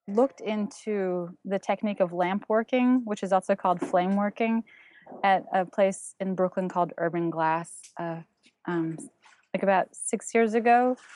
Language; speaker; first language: English; non-native, fluent; German